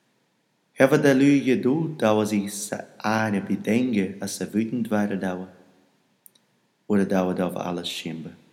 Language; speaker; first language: German; non-native, learner; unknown